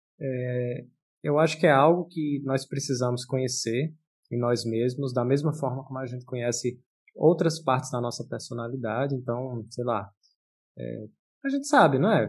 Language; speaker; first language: Portuguese; native; Portuguese